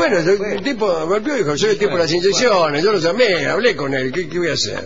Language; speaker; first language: Spanish; native; Spanish